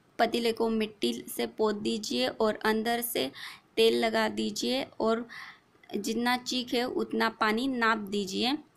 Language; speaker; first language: Hindi; non-native, local second language; Marathi